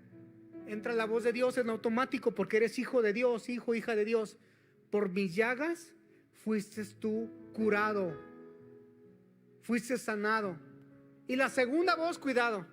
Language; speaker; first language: Spanish; native; Spanish